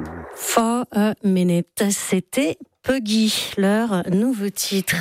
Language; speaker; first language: French; native; French